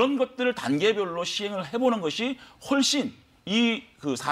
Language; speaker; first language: Korean; native; Korean